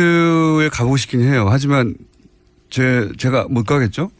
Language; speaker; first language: Korean; native; Korean